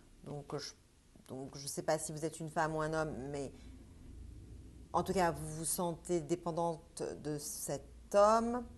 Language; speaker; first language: French; native; French